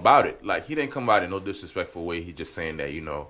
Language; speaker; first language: English; non-native, fluent; Haitian Creole